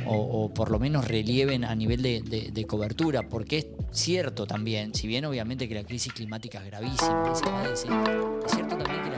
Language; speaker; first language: Spanish; native; Spanish